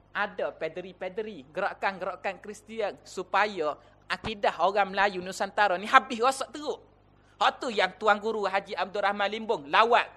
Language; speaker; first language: Malay; native; Malay